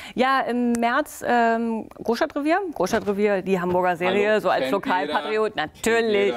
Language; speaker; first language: German; native; German